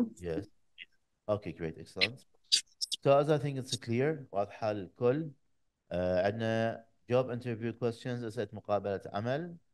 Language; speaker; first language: English; non-native, fluent; Arabic